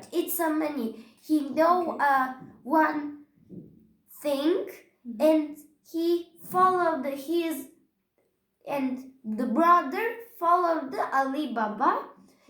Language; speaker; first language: English; non-native, learner; Turkish